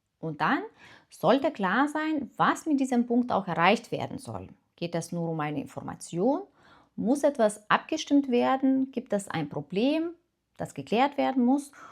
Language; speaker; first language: German; non-native, fluent; Lithuanian